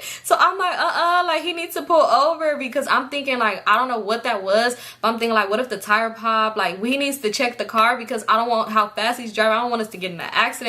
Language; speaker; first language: English; native; English